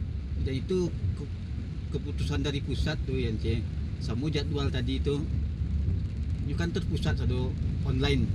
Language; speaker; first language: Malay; non-native, local second language; Minangkabau